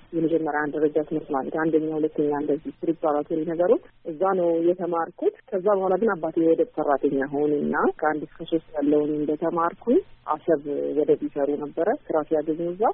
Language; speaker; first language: Amharic; non-native, local second language; Afar